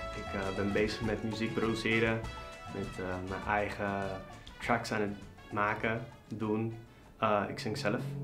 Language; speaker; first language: Dutch; non-native, learner; Spanish